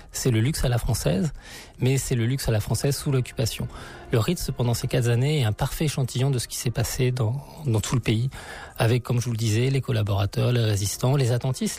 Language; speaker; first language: French; native; French